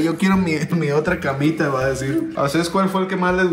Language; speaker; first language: Spanish; native; Spanish